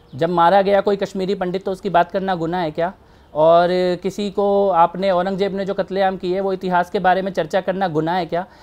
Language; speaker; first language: Hindi; native; Hindi